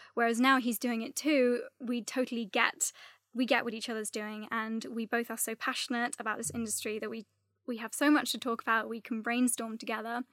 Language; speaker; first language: English; native; English